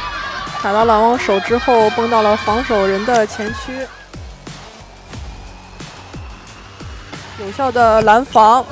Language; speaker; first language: Chinese; native; Chinese